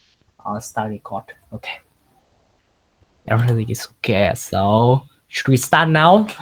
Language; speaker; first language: English; non-native, learner; Vietnamese